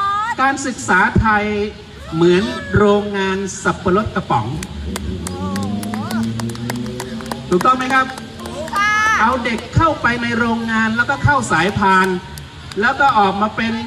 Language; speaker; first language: Thai; native; Thai